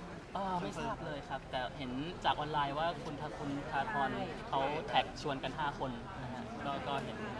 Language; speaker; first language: Thai; native; Thai